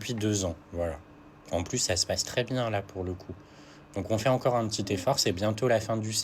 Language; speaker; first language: French; native; French